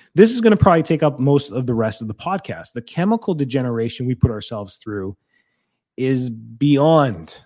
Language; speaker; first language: English; native; English